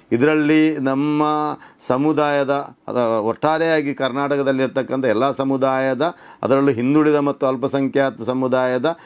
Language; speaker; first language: Kannada; non-native, local second language; Malayalam